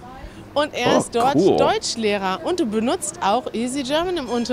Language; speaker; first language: German; native; German